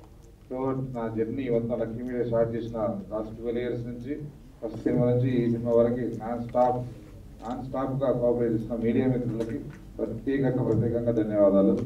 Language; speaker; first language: Telugu; native; Telugu